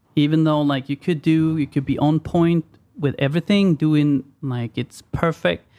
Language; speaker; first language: English; non-native, fluent; Swedish